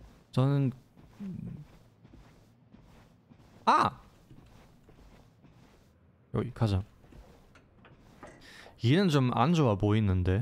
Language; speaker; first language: Korean; non-native, fluent; German